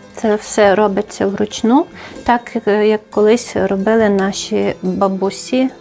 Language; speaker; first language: Ukrainian; native; Ukrainian